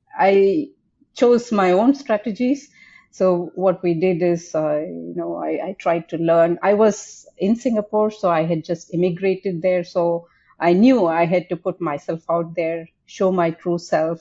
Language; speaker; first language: English; non-native, local second language; Tamil